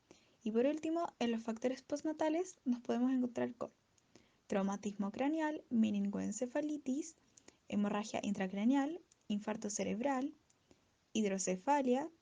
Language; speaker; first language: Spanish; native; Spanish